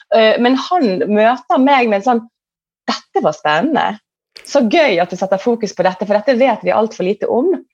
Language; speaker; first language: Norwegian; native; Norwegian